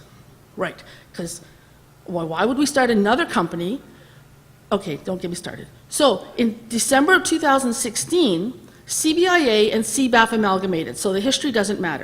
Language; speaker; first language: English; native; English